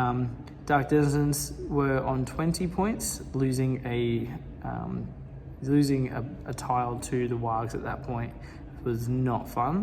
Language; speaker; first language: English; native; English